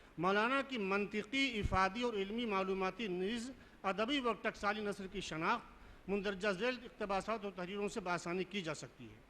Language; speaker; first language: Urdu; native; Urdu